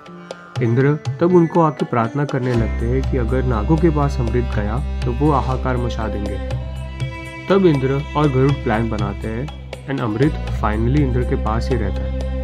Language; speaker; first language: Hindi; native; Hindi